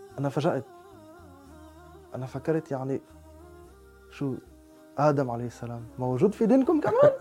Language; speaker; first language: Arabic; non-native, fluent; French